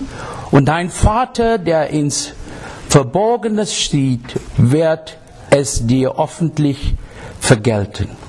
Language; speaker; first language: German; non-native, fluent; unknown